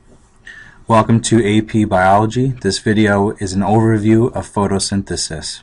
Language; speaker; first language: English; native; English